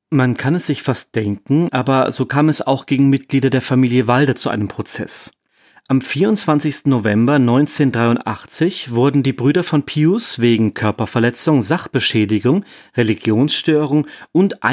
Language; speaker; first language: German; native; German